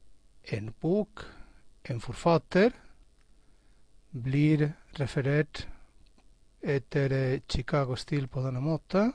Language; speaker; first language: Norwegian; non-native, fluent; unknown